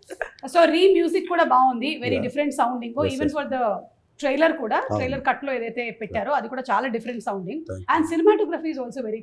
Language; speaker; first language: Telugu; native; Telugu